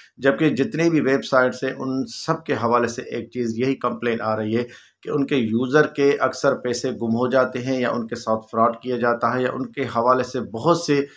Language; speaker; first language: Urdu; non-native, local second language; Sindhi